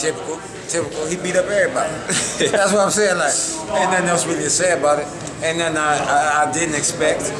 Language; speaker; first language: English; native; English